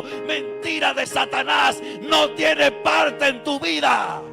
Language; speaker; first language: Spanish; native; Spanish